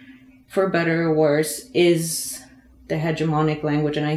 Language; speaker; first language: English; non-native, fluent; Bulgarian